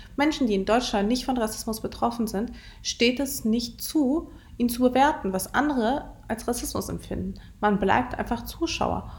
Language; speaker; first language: German; early bilingual, other home language; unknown